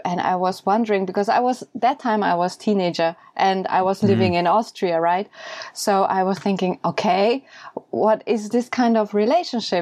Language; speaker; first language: English; non-native, fluent; German